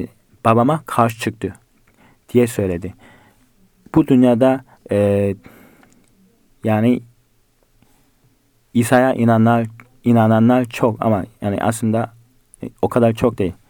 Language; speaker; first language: Turkish; non-native, fluent; Korean